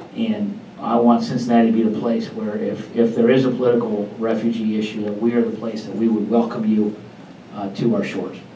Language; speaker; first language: English; native; English